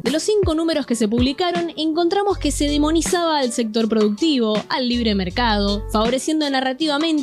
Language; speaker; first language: Spanish; native; Spanish